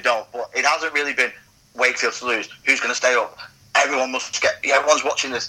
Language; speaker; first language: English; native; English